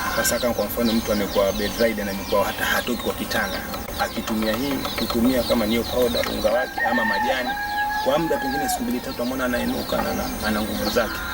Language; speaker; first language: Swahili; non-native, local second language; Giryama